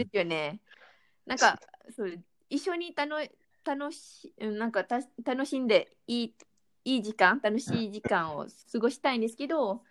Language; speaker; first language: Japanese; non-native, fluent; Malay